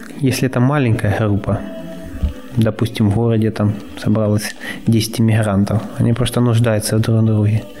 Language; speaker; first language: Russian; native; Russian